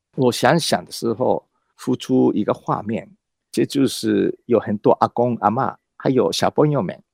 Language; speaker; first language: Chinese; non-native, fluent; Japanese